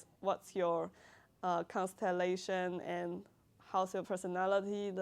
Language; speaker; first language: English; non-native, learner; Chinese